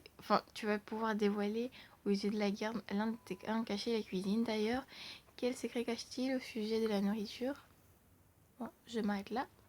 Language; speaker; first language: French; native; French